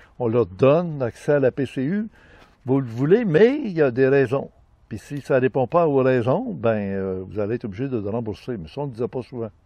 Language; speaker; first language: French; native; French